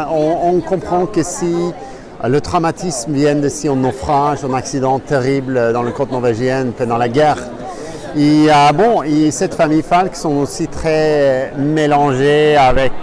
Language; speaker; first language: French; non-native, fluent; Norwegian